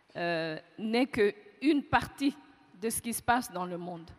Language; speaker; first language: French; non-native, local second language; Kinyarwanda